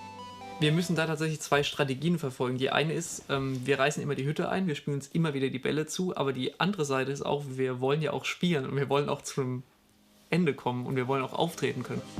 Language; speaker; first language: German; native; German